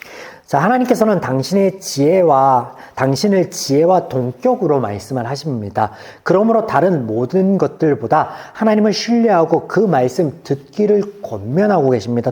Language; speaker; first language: Korean; native; Korean